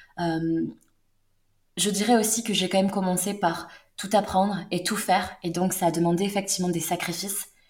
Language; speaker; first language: French; native; French